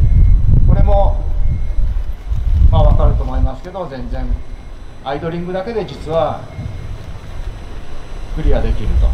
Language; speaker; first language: Japanese; native; Japanese